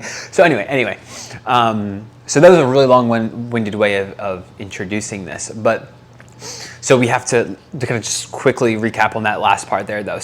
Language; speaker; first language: English; native; English